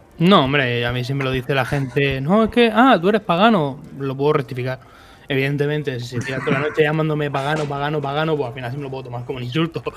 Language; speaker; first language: Spanish; native; Spanish